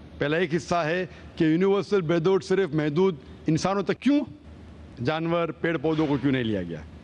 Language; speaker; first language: Hindi; non-native, local second language; Konkani